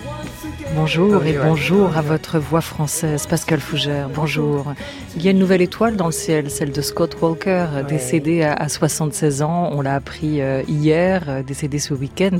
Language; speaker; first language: French; native; French